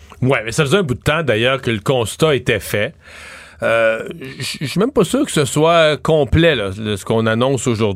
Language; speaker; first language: French; native; French